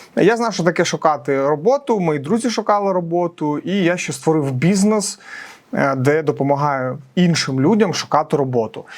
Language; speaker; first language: Ukrainian; native; Ukrainian